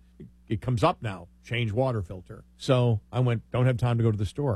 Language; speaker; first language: English; native; English